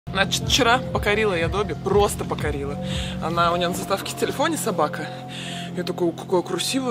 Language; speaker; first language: Russian; native; Russian